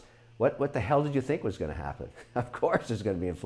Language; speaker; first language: English; native; English